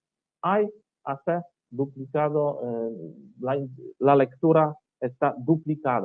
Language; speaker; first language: Spanish; non-native, learner; Polish